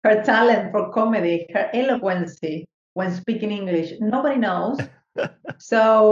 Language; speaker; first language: English; non-native, fluent; Spanish